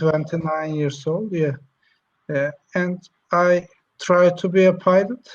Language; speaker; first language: English; non-native, learner; Turkish